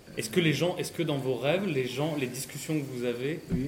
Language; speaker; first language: French; native; French